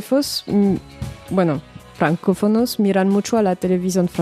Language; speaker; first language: Spanish; non-native, fluent; French